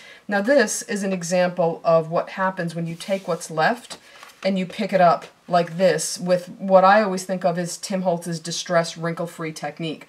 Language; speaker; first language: English; native; English